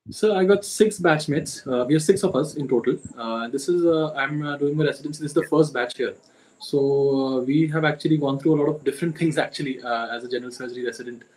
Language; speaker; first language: English; non-native, local second language; Marathi